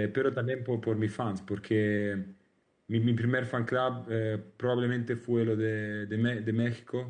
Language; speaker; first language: Spanish; non-native, learner; Italian